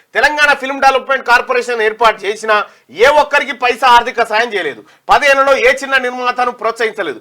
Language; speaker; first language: Telugu; native; Telugu